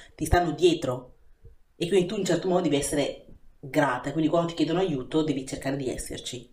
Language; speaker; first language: Italian; early bilingual, other home language; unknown